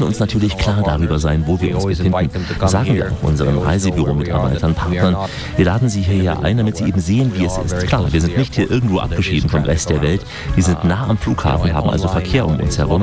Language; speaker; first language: German; native; German